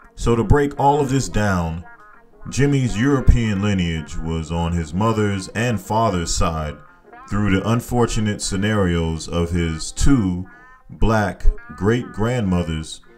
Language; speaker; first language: English; native; English